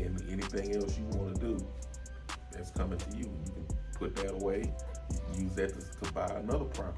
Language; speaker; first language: English; native; English